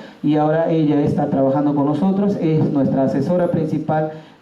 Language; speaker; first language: Spanish; native; Spanish